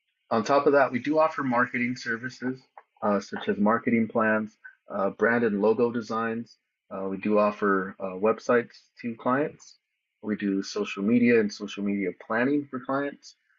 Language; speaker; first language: English; native; English